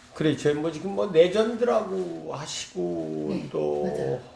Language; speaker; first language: Korean; native; Korean